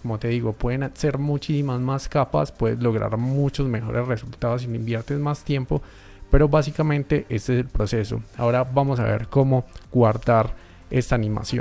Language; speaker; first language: Spanish; native; Spanish